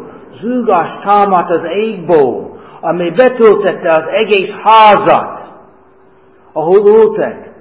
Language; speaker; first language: Hungarian; non-native, fluent; English